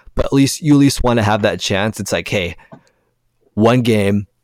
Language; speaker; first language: English; native; English